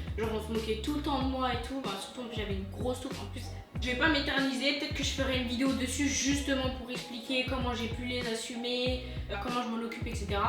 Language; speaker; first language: French; native; French